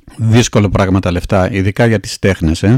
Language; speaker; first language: Greek; native; Greek